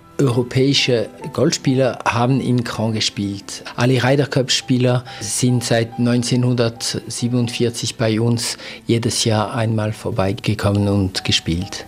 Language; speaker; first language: German; non-native, local second language; French